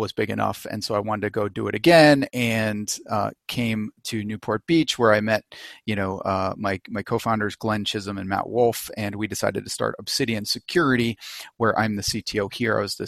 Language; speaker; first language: English; native; English